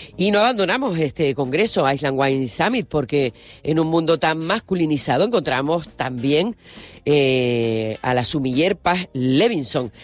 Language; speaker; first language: Spanish; native; Spanish